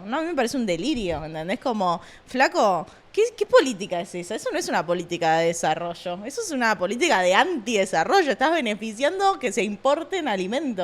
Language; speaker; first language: Spanish; native; Spanish